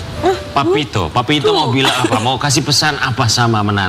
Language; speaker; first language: Indonesian; native; Indonesian